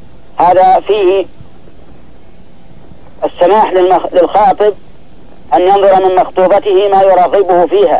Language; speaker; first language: Arabic; native; Arabic